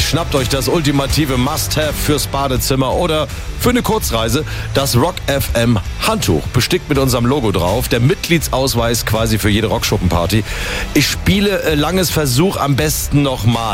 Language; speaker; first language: German; native; German